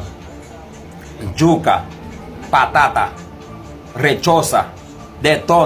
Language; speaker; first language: Spanish; non-native, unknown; Haitian Creole